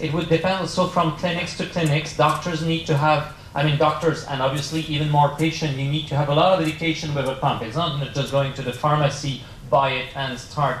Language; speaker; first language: English; non-native, fluent; French